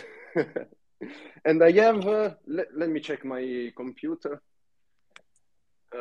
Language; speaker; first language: English; non-native, fluent; Italian